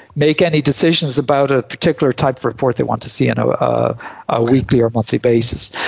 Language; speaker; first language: English; native; English